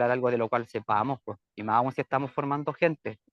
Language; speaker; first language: Spanish; native; Spanish